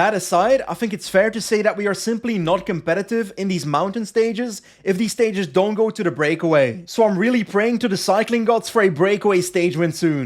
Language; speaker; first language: English; non-native, fluent; Dutch